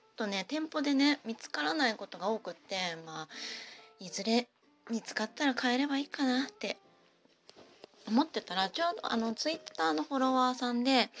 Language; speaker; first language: Japanese; native; Japanese